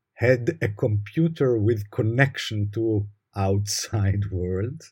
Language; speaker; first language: English; non-native, fluent; Hebrew